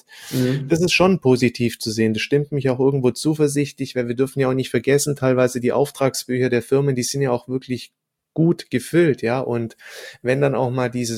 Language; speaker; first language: German; native; German